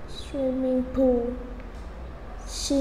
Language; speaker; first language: English; non-native, learner; Vietnamese